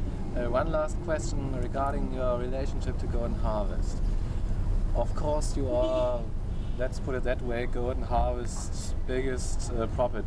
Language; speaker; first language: English; non-native, fluent; German